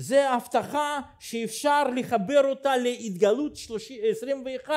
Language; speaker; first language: Hebrew; non-native, fluent; Russian